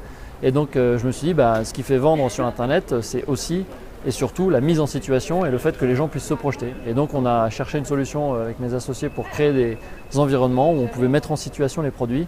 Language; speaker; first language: French; native; French